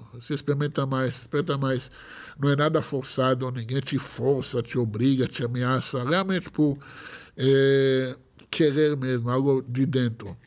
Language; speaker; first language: Portuguese; non-native, fluent; Hebrew